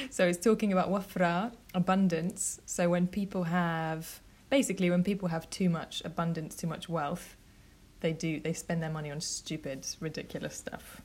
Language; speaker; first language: English; native; English